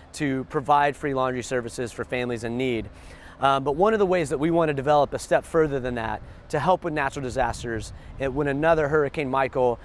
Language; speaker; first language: English; native; English